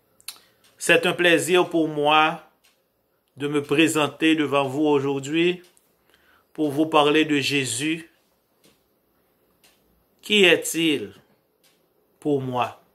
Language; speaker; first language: French; non-native, local second language; Haitian Creole